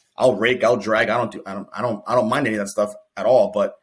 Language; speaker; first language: English; native; English